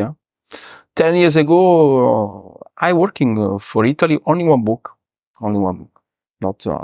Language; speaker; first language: English; non-native, learner; Italian